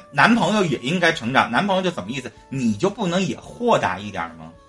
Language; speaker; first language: Chinese; native; Chinese